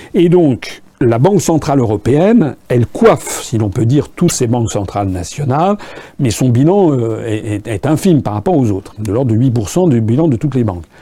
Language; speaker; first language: French; native; French